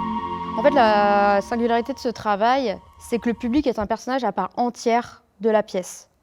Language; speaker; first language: French; native; French